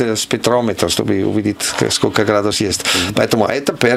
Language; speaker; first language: Russian; non-native, learner; Italian